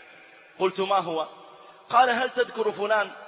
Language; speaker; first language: Arabic; native; Arabic